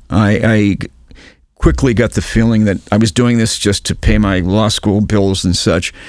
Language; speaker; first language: English; native; English